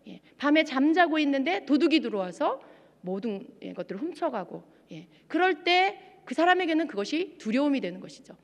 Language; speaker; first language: Korean; native; Korean